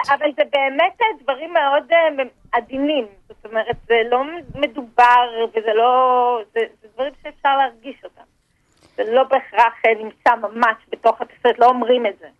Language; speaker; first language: Hebrew; native; Hebrew